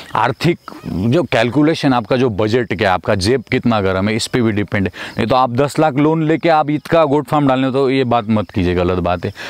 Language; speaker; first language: Hindi; non-native, local second language; Marathi